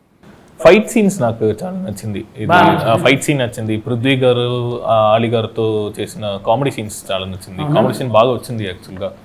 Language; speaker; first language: Telugu; non-native, learner; Tamil